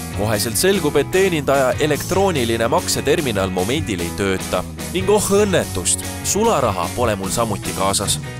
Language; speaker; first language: Estonian; native; Estonian